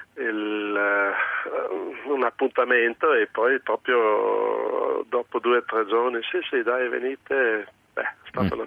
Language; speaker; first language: Italian; non-native, local second language; German